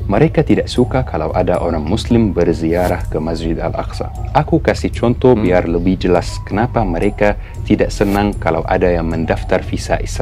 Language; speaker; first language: Indonesian; non-native, fluent; Arabic